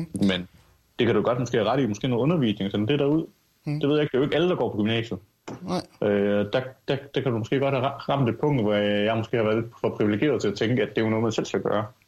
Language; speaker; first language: Danish; early bilingual, other home language; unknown